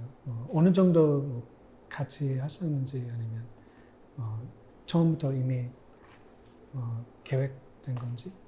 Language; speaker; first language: Korean; non-native, fluent; English